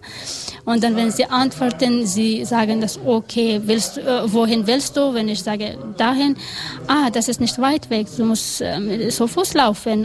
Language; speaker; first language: German; non-native, learner; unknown